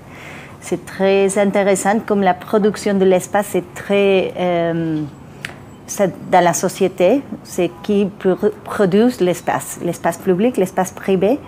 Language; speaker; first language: French; non-native, fluent; Spanish